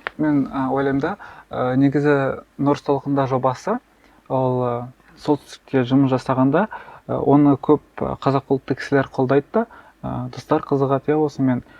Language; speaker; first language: Kazakh; native; Kazakh